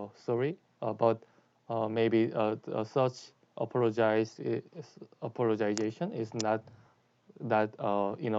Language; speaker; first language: English; non-native, learner; Korean